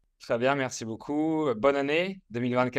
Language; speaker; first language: French; native; French